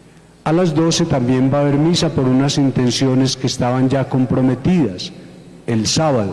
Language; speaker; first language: Spanish; native; Spanish